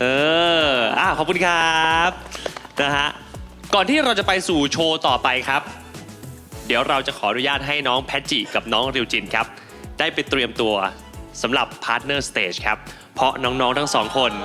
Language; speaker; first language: Thai; native; Thai